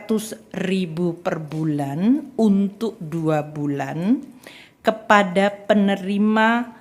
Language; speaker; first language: Indonesian; native; Indonesian